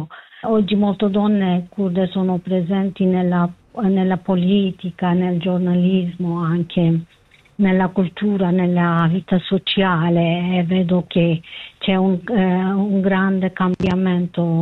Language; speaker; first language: Italian; non-native, learner; Kurdish